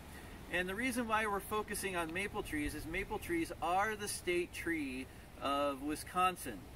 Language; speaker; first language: English; native; English